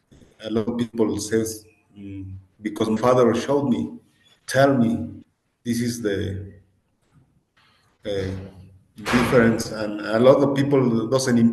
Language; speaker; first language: English; non-native, learner; Spanish